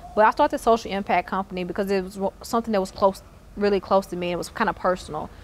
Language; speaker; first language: English; native; English